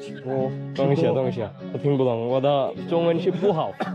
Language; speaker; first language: Chinese; non-native, learner; Bangla